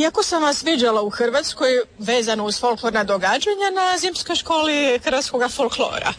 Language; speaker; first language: Serbian; native; Serbian